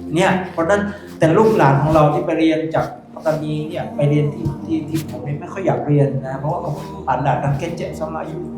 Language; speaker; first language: Thai; non-native, local second language; Pattani Malay